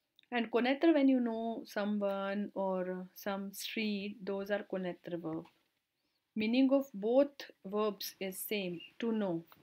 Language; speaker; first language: English; non-native, local second language; Hindi